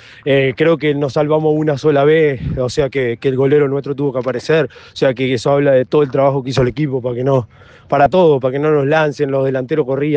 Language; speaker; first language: Spanish; native; Spanish